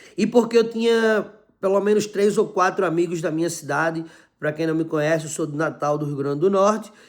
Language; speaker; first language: Portuguese; native; Portuguese